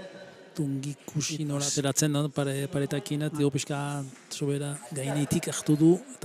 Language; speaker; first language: Basque; native; Basque